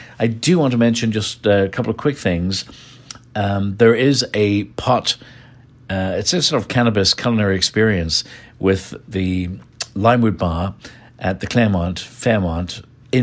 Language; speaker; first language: English; native; English